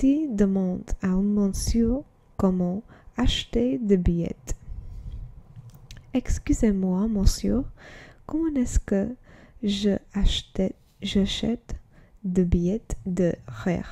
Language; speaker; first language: French; non-native, learner; English